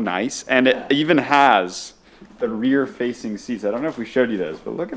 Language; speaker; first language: English; native; English